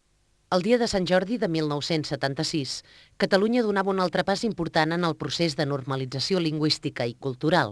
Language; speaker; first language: Catalan; native; Catalan